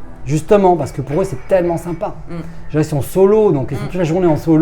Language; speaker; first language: French; native; French